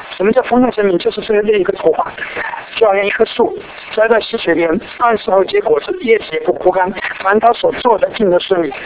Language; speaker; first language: Chinese; native; Chinese